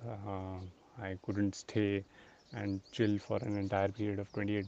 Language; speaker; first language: English; non-native, local second language; Hindi